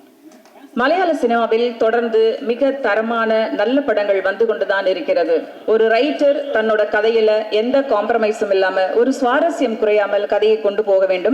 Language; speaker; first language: Tamil; native; Tamil